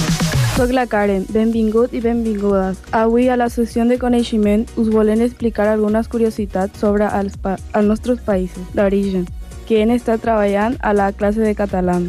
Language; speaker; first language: Catalan; non-native, learner; Spanish